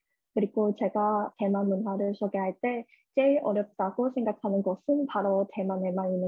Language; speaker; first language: Korean; non-native, fluent; Chinese